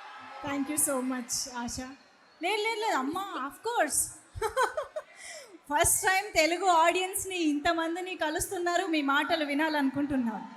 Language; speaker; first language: Telugu; native; Telugu